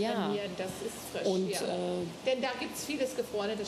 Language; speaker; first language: German; native; German